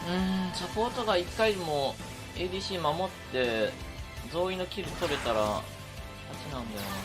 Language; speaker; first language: Japanese; native; Japanese